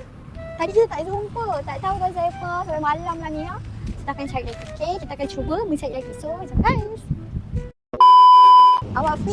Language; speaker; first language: Malay; native; Malay